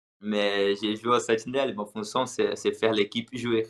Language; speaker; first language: French; non-native, learner; Portuguese